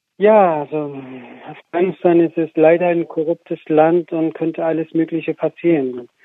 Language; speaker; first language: German; non-native, fluent; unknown